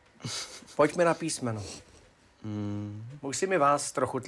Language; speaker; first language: Czech; native; Czech